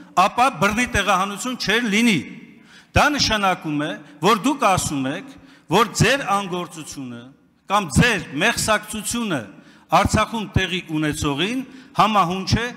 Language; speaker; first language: Armenian; native; Armenian